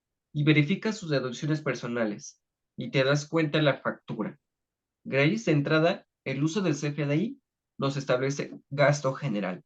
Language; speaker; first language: Spanish; native; Spanish